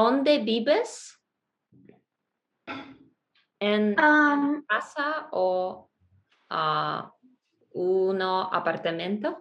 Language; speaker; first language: Spanish; non-native, learner; Russian